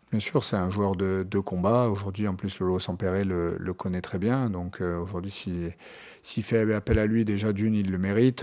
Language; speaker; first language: French; native; French